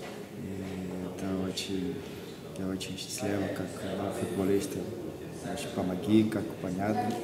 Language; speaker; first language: Russian; non-native, learner; Portuguese